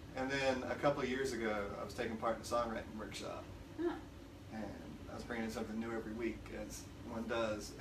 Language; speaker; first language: English; native; English